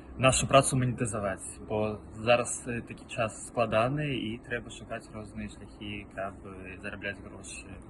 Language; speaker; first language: Belarusian; non-native, local second language; Russian